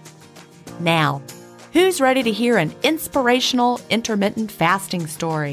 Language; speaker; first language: English; native; English